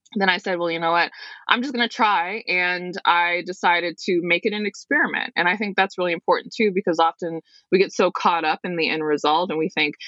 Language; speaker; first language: English; native; English